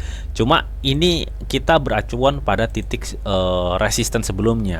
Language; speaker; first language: Indonesian; native; Indonesian